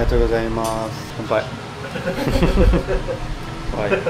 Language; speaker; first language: Japanese; non-native, learner; French